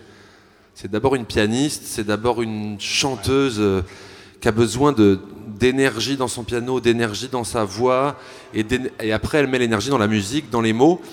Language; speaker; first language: French; native; French